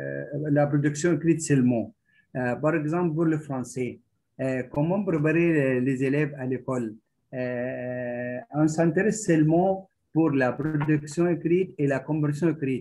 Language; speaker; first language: French; non-native, fluent; Arabic